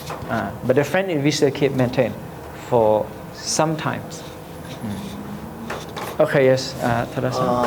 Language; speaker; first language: English; non-native, learner; Lao